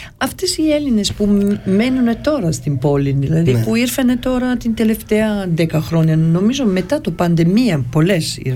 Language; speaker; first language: Greek; early bilingual, heritage; Greek